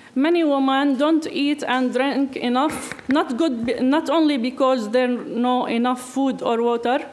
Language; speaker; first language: English; non-native, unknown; Arabic